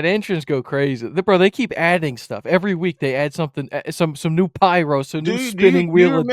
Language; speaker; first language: English; native; English